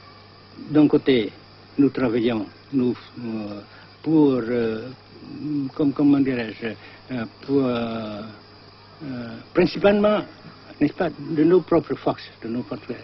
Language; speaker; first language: French; non-native, fluent; Vietnamese